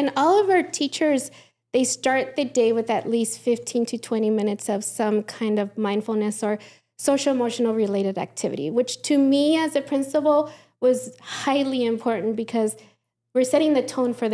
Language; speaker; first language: English; early bilingual, other home language; Spanish